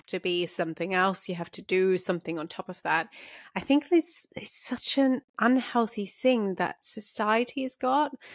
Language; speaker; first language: English; non-native, fluent; German